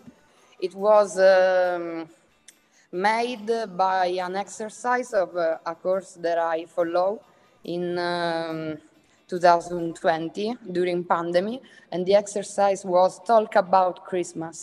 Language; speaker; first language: English; non-native, learner; Italian